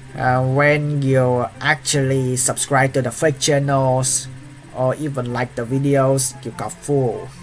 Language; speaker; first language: English; non-native, learner; Vietnamese